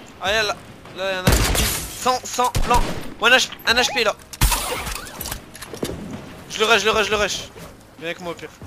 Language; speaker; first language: French; native; French